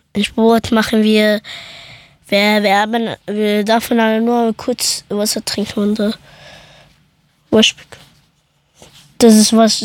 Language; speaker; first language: German; early bilingual, other home language; Persian